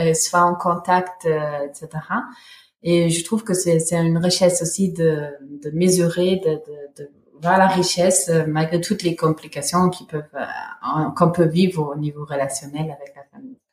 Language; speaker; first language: French; non-native, fluent; German